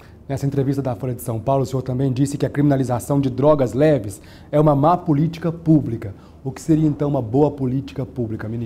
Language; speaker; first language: Portuguese; native; Portuguese